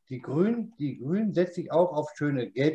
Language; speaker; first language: German; native; German